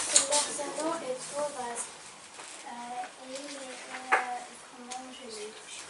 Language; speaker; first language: French; non-native, learner; Ukrainian